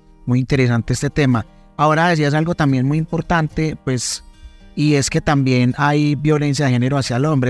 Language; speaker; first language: Spanish; native; Spanish